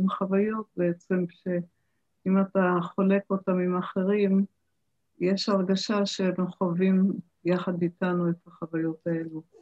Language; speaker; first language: Hebrew; early bilingual, other home language; German